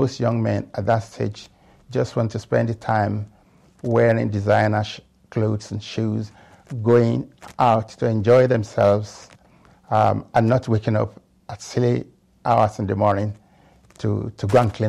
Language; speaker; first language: English; non-native, local second language; Yoruba